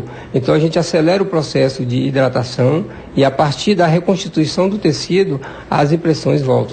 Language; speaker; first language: Portuguese; native; Portuguese